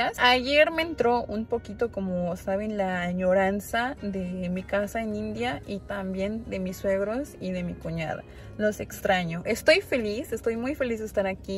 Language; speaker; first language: Spanish; native; Spanish